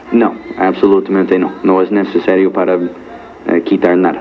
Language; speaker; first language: Spanish; non-native, learner; English